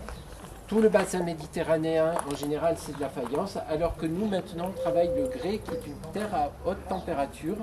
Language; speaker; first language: French; native; French